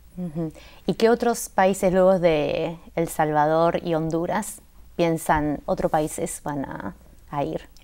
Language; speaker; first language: Spanish; non-native, fluent; Chinese